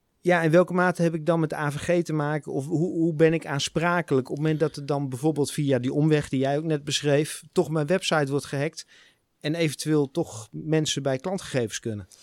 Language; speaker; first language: Dutch; native; Dutch